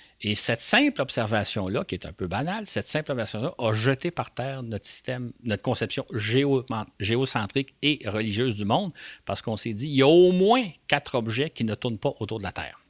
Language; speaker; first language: French; native; French